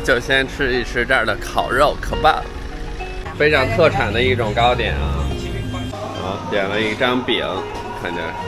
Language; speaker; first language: Chinese; native; Chinese